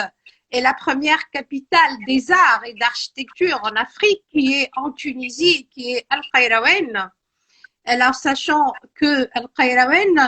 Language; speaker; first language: French; non-native, local second language; Arabic